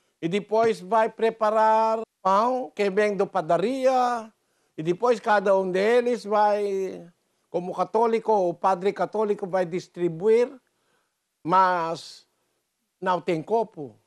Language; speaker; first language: Portuguese; non-native, fluent; Filipino